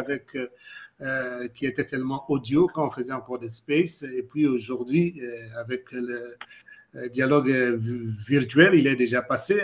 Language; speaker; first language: French; non-native, local second language; Lingala